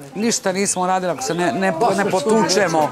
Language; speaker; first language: Serbian; native; Serbian